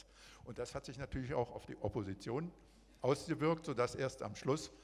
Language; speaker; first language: German; native; German